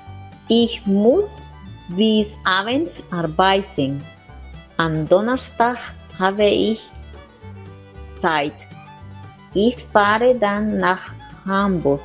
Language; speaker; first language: German; non-native, learner; Spanish